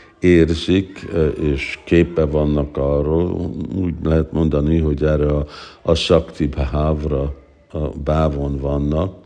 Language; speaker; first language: Hungarian; early bilingual, heritage; Hungarian